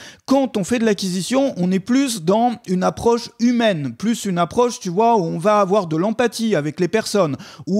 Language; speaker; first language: French; native; French